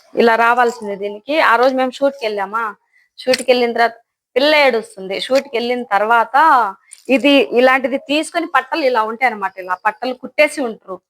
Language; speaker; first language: Telugu; non-native, local second language; Lambadi